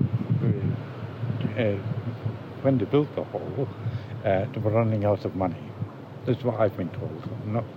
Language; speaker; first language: English; native; English